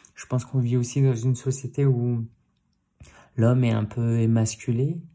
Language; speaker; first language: French; native; French